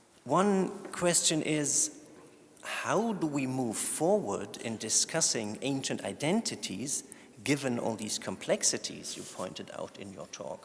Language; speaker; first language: English; non-native, fluent; German